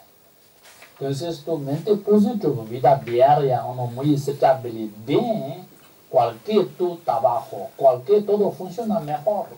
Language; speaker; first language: Spanish; non-native, learner; Tibetan